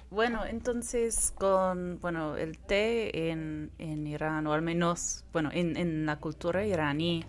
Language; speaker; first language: Spanish; non-native, fluent; English